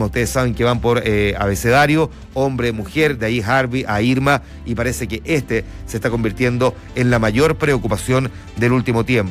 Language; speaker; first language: Spanish; native; Spanish